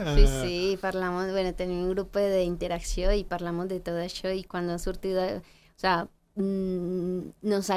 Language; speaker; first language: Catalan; non-native, learner; Spanish